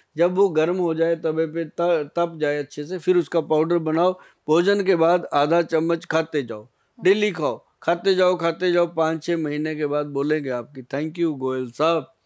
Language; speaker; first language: Hindi; native; Hindi